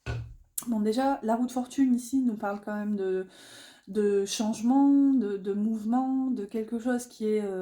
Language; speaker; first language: French; native; French